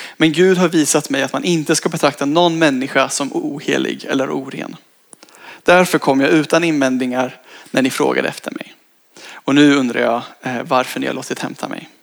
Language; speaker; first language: Swedish; native; Swedish